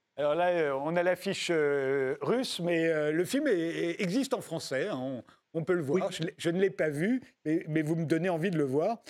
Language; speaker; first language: French; native; French